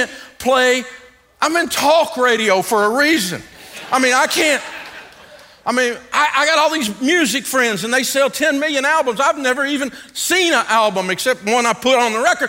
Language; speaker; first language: English; native; English